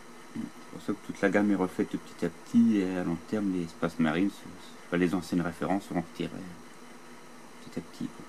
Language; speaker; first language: French; native; French